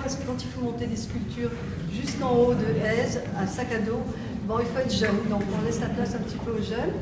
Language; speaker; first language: French; native; French